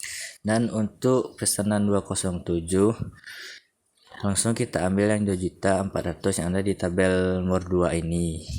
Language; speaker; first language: Indonesian; native; Indonesian